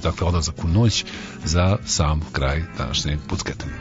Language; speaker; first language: Croatian; native; Croatian